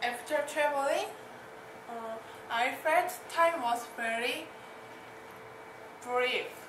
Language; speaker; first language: English; non-native, learner; Korean